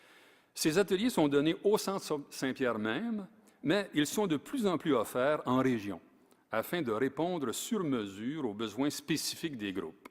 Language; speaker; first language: French; native; French